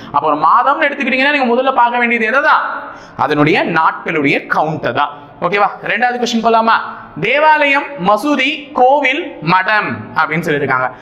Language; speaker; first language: Tamil; native; Tamil